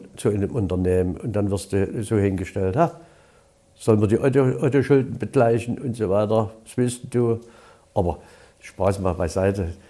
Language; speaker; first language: German; native; German